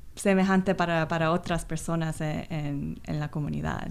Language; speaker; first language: Spanish; non-native, fluent; Korean